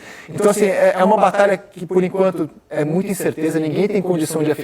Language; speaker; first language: Portuguese; native; Portuguese